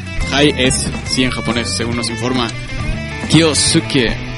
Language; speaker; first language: Spanish; native; Spanish